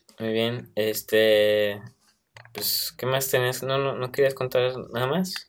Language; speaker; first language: Spanish; native; Spanish